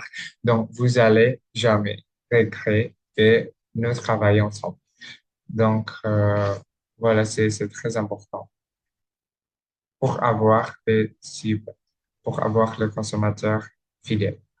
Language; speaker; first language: French; non-native, learner; Indonesian